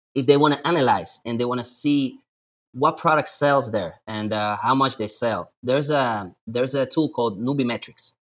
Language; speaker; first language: English; non-native, fluent; Latvian